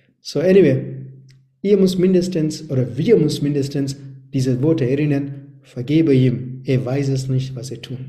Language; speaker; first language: German; non-native, learner; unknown